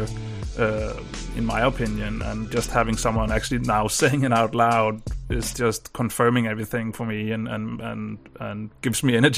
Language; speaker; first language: English; non-native, fluent; Danish